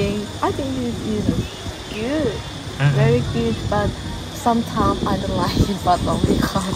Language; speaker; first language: English; non-native, learner; Thai